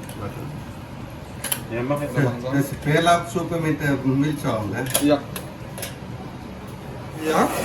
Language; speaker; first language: German; non-native, fluent; Tamil